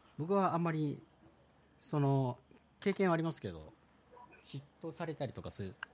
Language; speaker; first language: Japanese; early bilingual, heritage; Japanese